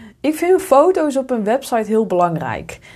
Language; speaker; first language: Dutch; native; Dutch